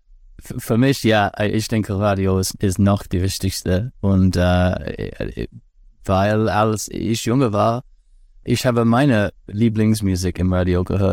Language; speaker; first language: German; non-native, learner; English